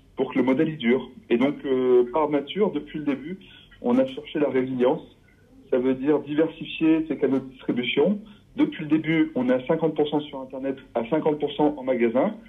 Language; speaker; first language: French; native; French